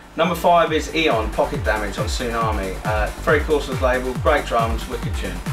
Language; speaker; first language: English; native; English